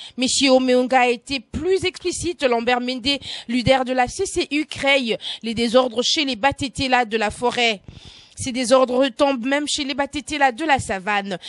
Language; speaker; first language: French; non-native, local second language; Lingala